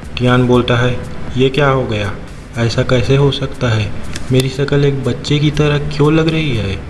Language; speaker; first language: Hindi; native; Hindi